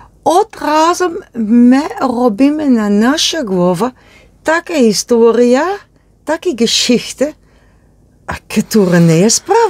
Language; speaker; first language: Polish; non-native, learner; Dutch